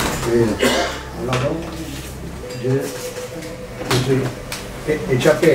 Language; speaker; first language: French; non-native, learner; Thai